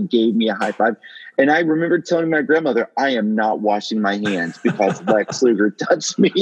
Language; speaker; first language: English; native; English